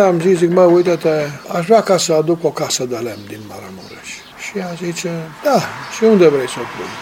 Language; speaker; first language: Romanian; native; Romanian